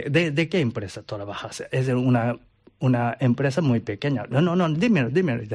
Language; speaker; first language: Spanish; non-native, learner; Japanese